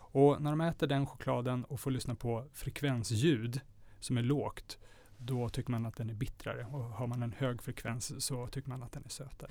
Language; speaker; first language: Swedish; native; Swedish